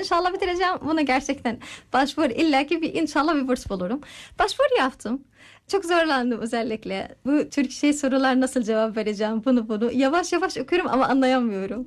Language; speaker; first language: Turkish; non-native, learner; Arabic